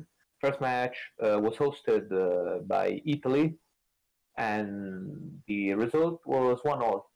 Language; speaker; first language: English; non-native, fluent; Italian